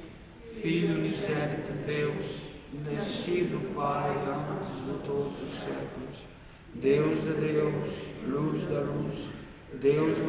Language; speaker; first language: Portuguese; native; Portuguese